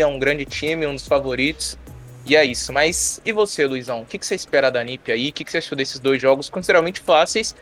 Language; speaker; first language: Portuguese; native; Portuguese